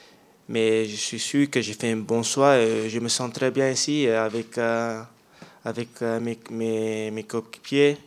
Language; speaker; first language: French; non-native, learner; Dutch